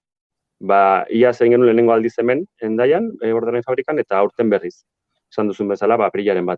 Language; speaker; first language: Basque; native; Basque